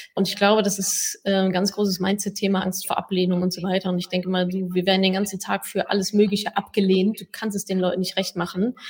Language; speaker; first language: German; native; German